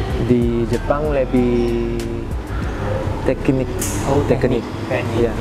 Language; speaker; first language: Indonesian; non-native, fluent; Korean